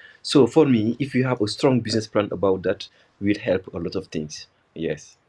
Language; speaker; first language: English; non-native, local second language; Wolof